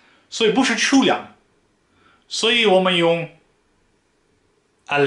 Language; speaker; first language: Chinese; non-native, fluent; Dutch